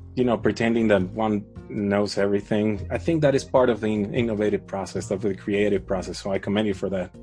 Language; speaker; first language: English; non-native, fluent; Spanish